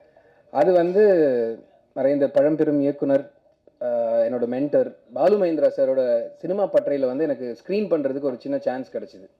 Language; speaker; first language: Tamil; native; Tamil